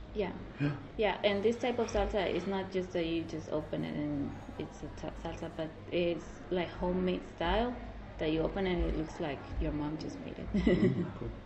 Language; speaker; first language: English; non-native, fluent; Spanish